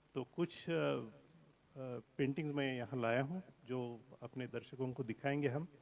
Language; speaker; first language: Hindi; non-native, local second language; Marathi